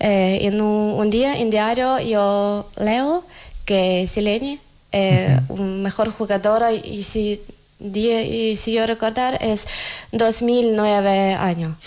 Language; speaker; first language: Spanish; non-native, learner; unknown